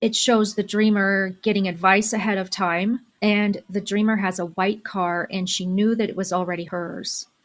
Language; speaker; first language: English; native; English